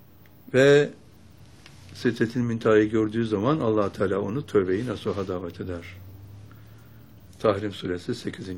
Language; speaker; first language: Turkish; native; Turkish